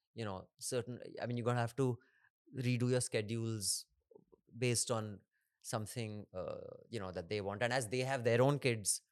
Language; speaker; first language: English; non-native, local second language; Hindi